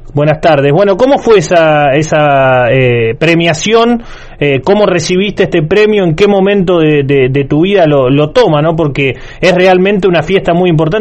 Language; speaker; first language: Spanish; native; Spanish